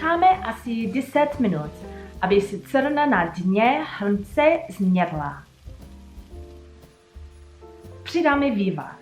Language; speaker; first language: Czech; non-native, learner; English